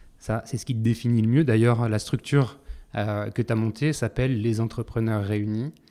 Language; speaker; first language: French; native; French